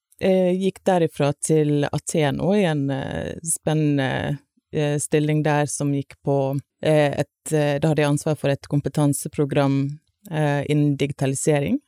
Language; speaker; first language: Norwegian; native; Norwegian